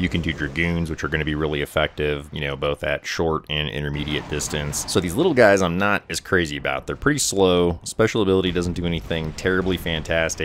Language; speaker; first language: English; native; English